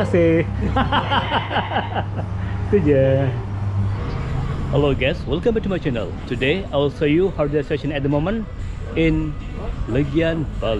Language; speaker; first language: English; non-native, learner; Indonesian